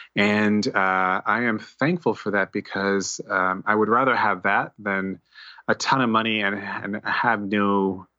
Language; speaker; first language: English; native; English